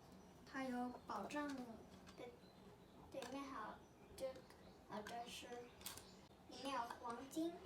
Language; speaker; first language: Chinese; early bilingual, heritage; Chinese